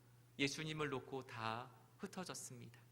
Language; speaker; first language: Korean; native; Korean